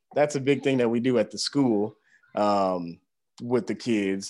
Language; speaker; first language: English; native; English